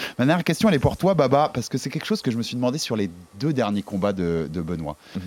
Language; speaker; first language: French; native; French